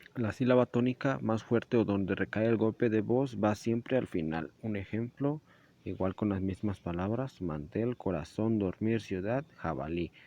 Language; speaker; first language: Spanish; native; Spanish